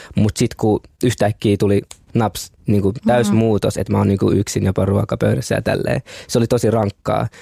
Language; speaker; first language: Finnish; early bilingual, other home language; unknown